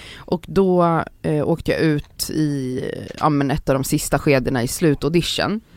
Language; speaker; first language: Swedish; early bilingual, other home language; Polish